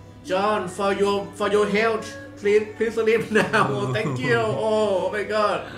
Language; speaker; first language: English; non-native, learner; Thai